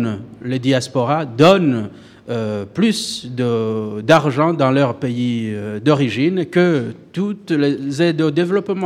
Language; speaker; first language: French; non-native, local second language; Rundi